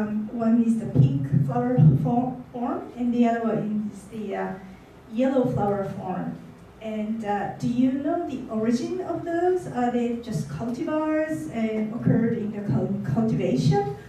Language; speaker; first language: English; non-native, fluent; Japanese